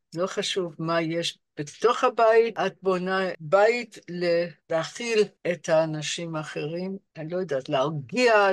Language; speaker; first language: Hebrew; non-native, fluent; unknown